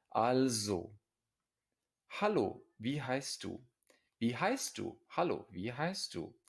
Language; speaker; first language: German; non-native, fluent; English